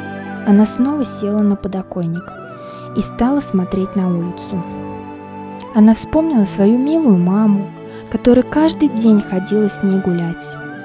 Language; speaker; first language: Russian; native; Russian